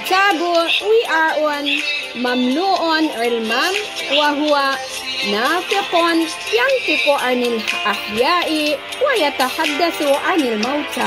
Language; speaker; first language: Arabic; non-native, fluent; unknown